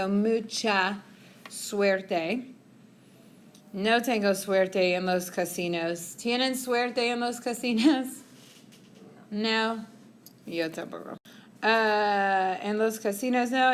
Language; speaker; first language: Spanish; non-native, fluent; English